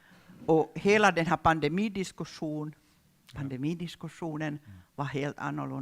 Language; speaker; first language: Swedish; non-native, local second language; Finnish